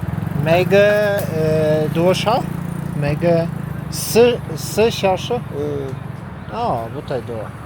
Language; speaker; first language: Chinese; non-native, learner; Polish